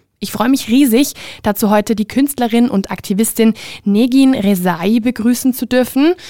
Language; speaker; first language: German; native; German